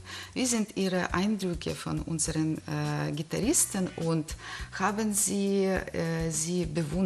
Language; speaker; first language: German; non-native, fluent; Russian